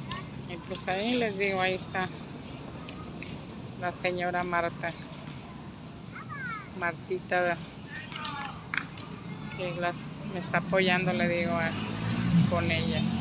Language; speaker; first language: Spanish; native; Spanish